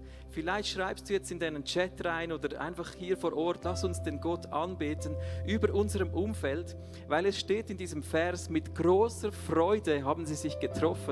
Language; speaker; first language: German; native; German